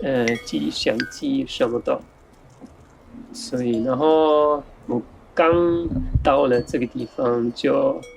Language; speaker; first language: Chinese; non-native, fluent; German